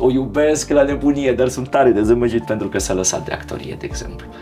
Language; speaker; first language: Romanian; non-native, fluent; Serbian